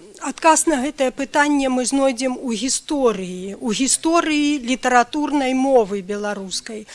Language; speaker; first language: Belarusian; native; Belarusian